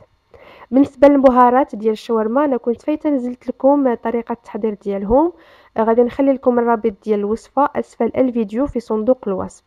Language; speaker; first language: Arabic; native; Arabic